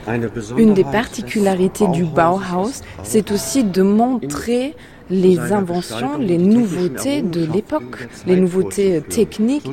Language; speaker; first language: French; native; French